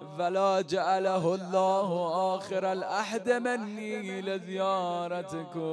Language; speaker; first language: Arabic; non-native, fluent; Persian